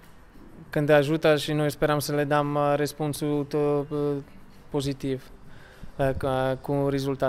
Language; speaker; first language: Romanian; non-native, learner; Slovak